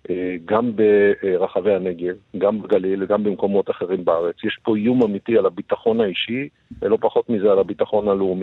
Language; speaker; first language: Hebrew; native; Hebrew